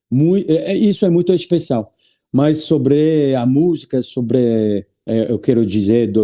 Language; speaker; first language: Portuguese; non-native, learner; French